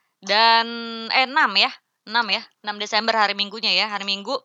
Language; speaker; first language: Indonesian; native; Indonesian